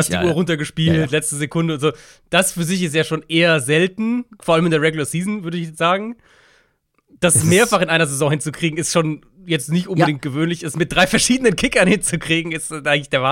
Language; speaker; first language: German; native; German